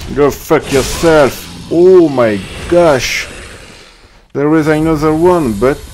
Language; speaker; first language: English; non-native, learner; French